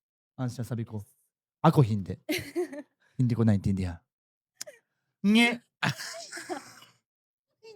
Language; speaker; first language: Filipino; non-native, learner; Japanese